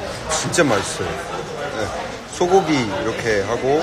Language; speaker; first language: Korean; non-native, learner; Cantonese